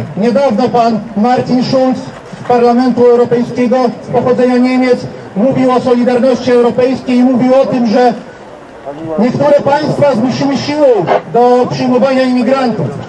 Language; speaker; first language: Polish; native; Polish